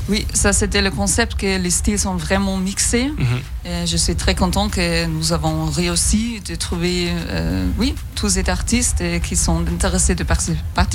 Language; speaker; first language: French; non-native, fluent; German